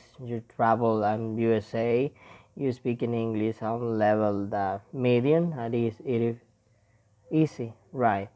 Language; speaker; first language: English; non-native, learner; Spanish